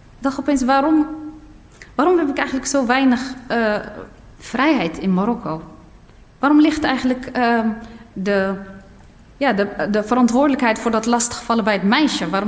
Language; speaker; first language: Dutch; early bilingual, other home language; Riffian